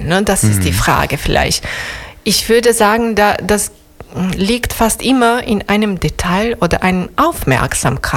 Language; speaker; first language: German; non-native, fluent; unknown